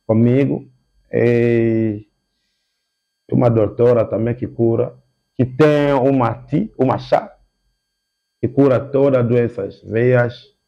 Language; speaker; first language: Portuguese; non-native, learner; Lingala